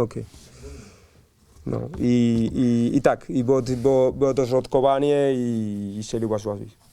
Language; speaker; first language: Polish; non-native, learner; Spanish